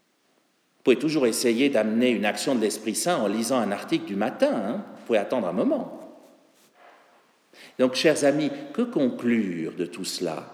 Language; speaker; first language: French; native; French